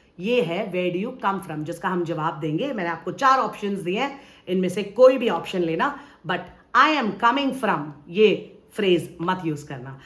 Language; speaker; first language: Hindi; native; Hindi